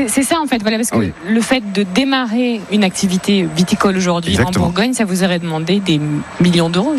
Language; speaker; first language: French; native; French